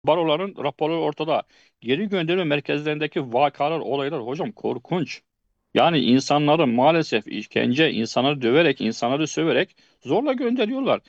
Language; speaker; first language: Turkish; non-native, fluent; Arabic